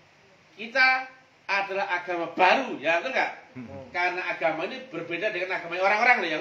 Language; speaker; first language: Indonesian; native; Indonesian